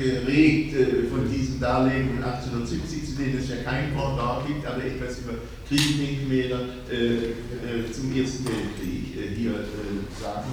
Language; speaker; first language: German; native; German